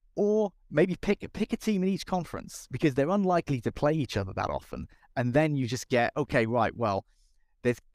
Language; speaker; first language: English; native; English